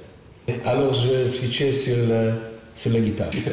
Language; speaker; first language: French; non-native, fluent; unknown